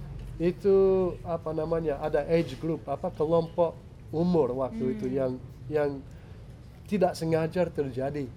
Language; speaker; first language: Indonesian; non-native, fluent; English